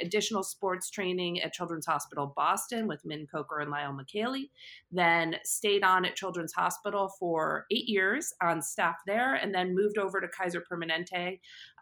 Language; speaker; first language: English; native; English